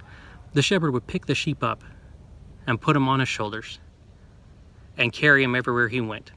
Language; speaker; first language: English; native; English